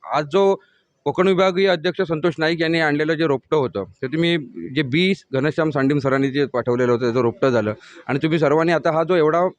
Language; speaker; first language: Marathi; native; Marathi